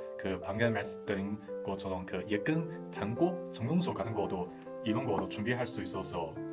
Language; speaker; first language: Korean; non-native, fluent; Chinese